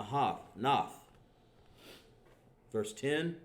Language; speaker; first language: English; native; English